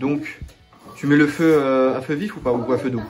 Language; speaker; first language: French; native; French